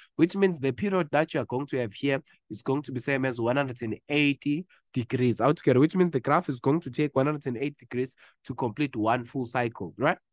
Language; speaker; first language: English; non-native, local second language; Zulu